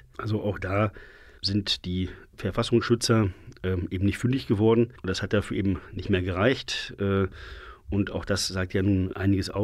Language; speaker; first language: German; native; German